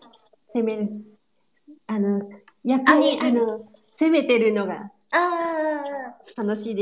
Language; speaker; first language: Japanese; non-native, fluent; Chinese